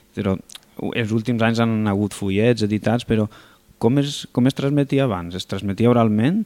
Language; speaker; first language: Catalan; native; Catalan